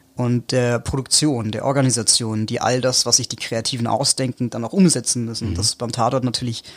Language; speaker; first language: German; native; German